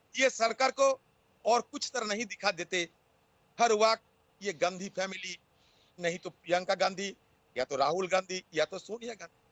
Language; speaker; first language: Hindi; non-native, local second language; Bangla